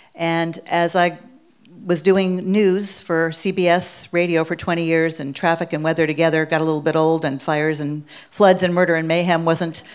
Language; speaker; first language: English; native; English